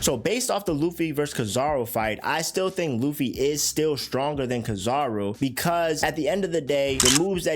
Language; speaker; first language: English; native; English